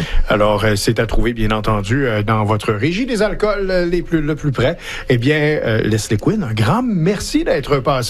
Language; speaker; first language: French; native; French